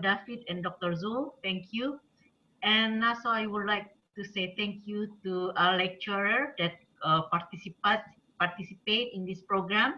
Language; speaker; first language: English; non-native, learner; Indonesian